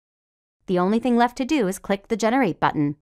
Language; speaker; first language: English; native; English